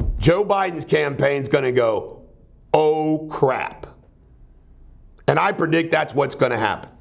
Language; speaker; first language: English; native; English